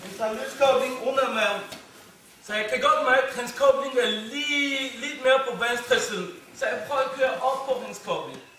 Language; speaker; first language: Danish; non-native, fluent; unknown